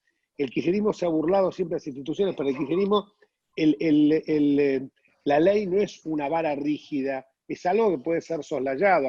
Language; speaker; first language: Spanish; native; Spanish